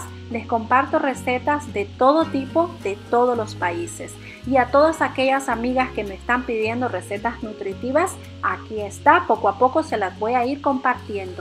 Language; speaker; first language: Spanish; native; Spanish